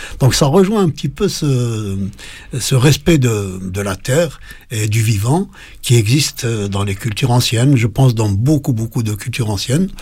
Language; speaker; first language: French; non-native, local second language; Kabyle